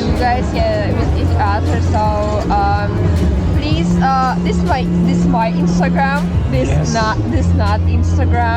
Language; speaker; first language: English; non-native, learner; Russian